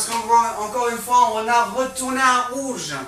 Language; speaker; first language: French; native; French